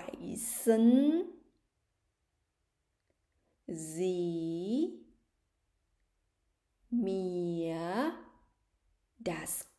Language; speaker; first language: German; non-native, fluent; Thai